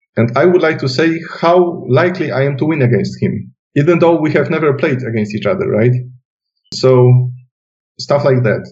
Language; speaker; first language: English; non-native, fluent; Polish